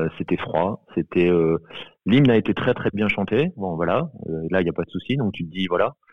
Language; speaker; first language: French; native; French